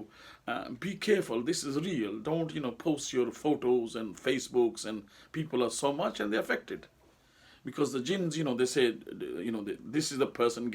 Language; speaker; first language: English; non-native, local second language; Urdu